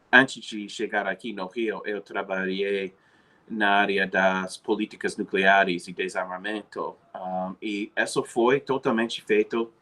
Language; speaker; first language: Portuguese; non-native, fluent; English